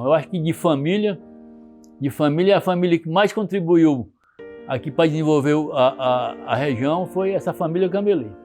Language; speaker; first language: Portuguese; native; Portuguese